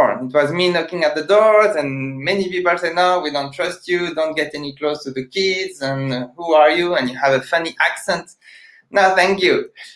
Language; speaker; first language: English; non-native, fluent; French